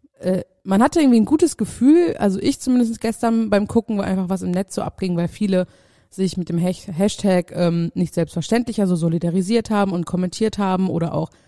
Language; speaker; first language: German; native; German